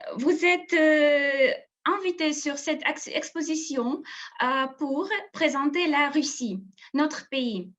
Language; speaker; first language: French; non-native, fluent; Russian